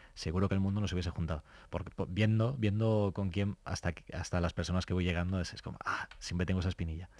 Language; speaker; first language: Spanish; native; Spanish